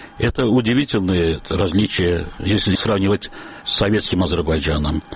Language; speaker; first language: Russian; non-native, local second language; Azerbaijani